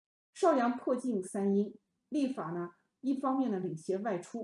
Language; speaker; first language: Chinese; native; Chinese